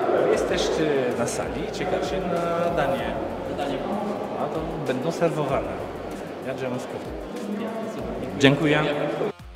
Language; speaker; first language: Polish; non-native, fluent; French